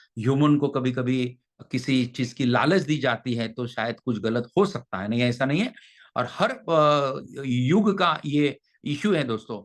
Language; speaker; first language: Hindi; non-native, local second language; Marathi